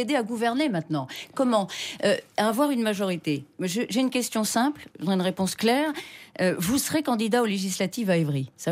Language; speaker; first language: French; native; French